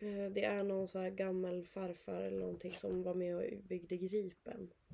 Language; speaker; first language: Swedish; native; Swedish